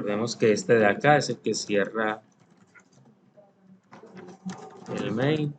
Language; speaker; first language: Spanish; native; Spanish